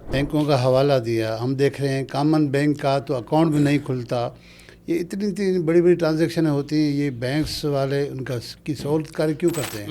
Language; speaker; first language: Urdu; non-native, local second language; Sindhi